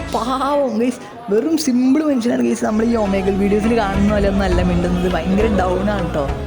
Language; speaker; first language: Malayalam; native; Malayalam